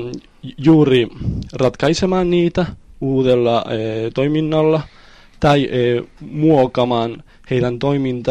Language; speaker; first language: Finnish; non-native, fluent; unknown